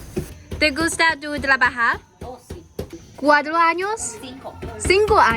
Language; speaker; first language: Spanish; non-native, learner; Chinese